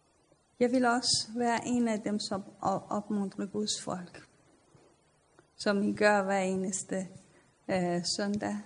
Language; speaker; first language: Danish; non-native, fluent; Persian